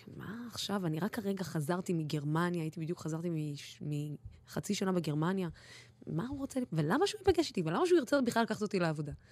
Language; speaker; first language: Hebrew; non-native, local second language; Arabic